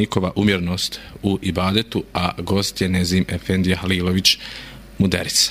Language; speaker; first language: Croatian; native; Croatian